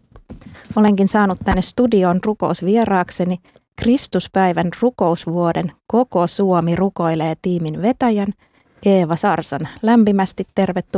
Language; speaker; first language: Finnish; native; Finnish